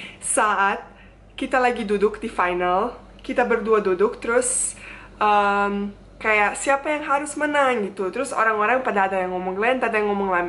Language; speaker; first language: Indonesian; non-native, fluent; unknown